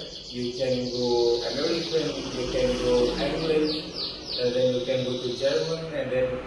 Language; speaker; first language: English; non-native, learner; Indonesian